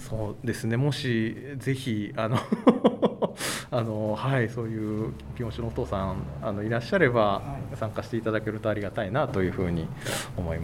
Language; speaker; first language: Japanese; native; Japanese